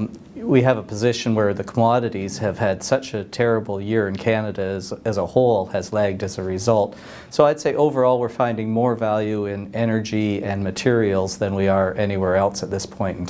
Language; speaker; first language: English; native; English